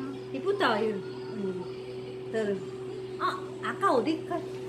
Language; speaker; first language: Korean; non-native, learner; Filipino